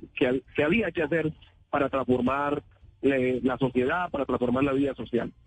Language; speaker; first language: Spanish; native; Spanish